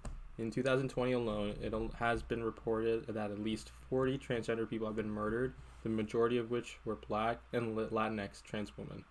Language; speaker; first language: English; native; English